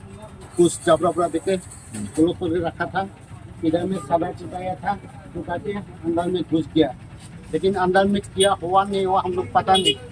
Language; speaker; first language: Hindi; non-native, local second language; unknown